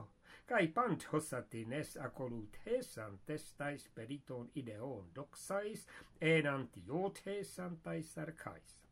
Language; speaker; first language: Greek; non-native, fluent; English